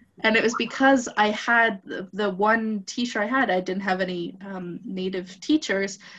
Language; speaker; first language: English; native; English